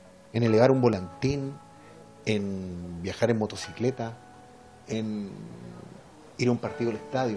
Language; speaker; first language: Spanish; native; Spanish